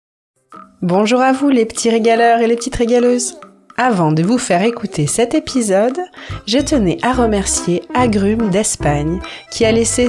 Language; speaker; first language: French; native; French